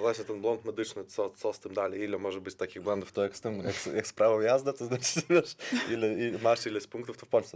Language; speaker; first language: Polish; early bilingual, heritage; Polish